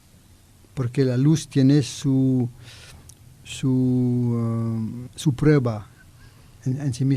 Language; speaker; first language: Spanish; non-native, learner; French